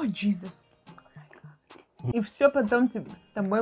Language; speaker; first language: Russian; non-native, learner; English